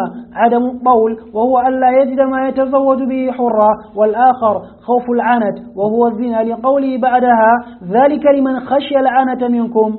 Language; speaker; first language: Arabic; native; Arabic